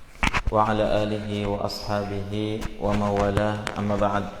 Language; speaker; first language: Arabic; non-native, fluent; Indonesian